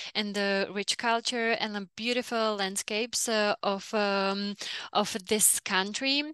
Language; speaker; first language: English; non-native, fluent; Czech